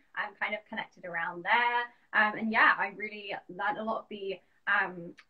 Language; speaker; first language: English; native; English